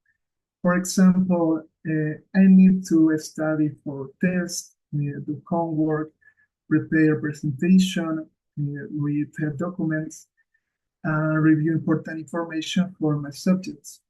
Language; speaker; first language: English; non-native, learner; Spanish